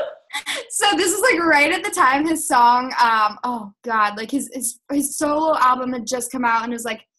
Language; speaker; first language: English; native; English